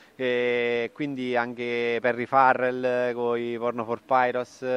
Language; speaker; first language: Italian; native; Italian